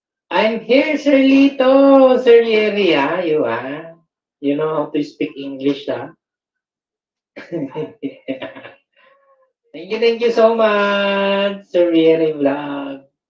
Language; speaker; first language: English; non-native, local second language; Filipino